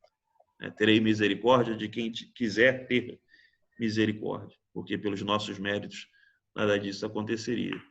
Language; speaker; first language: Portuguese; native; Portuguese